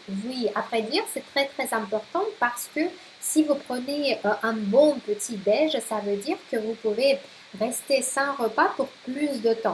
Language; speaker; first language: French; non-native, fluent; Russian